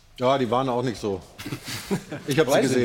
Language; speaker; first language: German; native; German